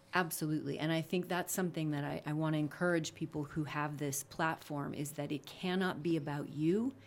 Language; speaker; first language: English; native; English